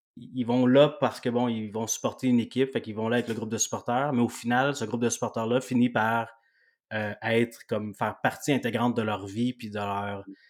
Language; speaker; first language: French; native; French